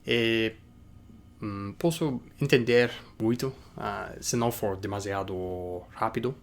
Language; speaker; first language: Portuguese; non-native, fluent; English